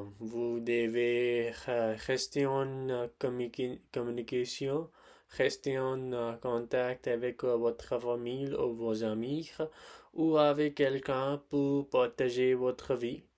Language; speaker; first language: French; non-native, learner; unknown